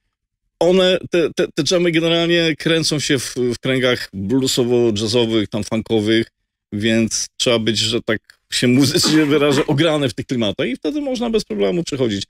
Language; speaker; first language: Polish; native; Polish